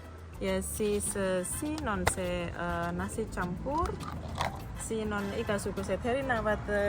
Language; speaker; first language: Estonian; non-native, fluent; Indonesian